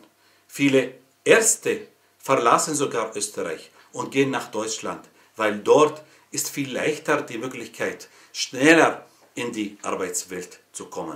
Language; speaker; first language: German; non-native, fluent; Arabic